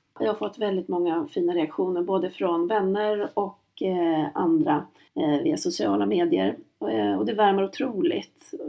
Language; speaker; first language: Swedish; native; Swedish